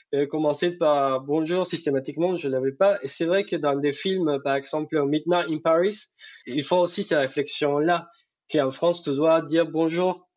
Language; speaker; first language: French; non-native, fluent; Spanish